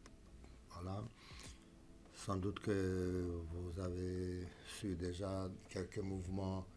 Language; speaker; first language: French; non-native, fluent; Romanian